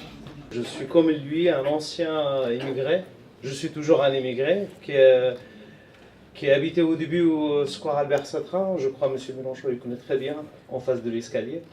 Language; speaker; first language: French; non-native, fluent; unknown